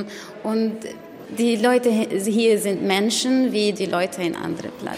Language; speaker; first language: German; non-native, learner; Arabic